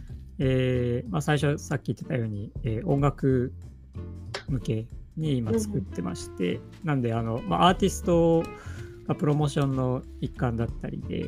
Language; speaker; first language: Japanese; native; Japanese